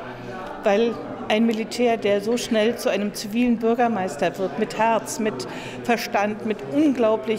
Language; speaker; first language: German; native; German